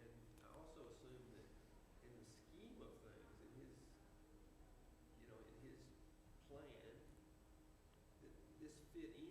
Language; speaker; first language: English; native; English